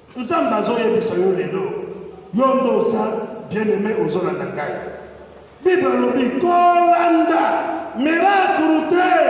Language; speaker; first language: Lingala; non-native, fluent; Igbo